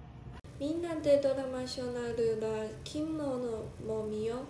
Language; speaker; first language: Japanese; non-native, learner; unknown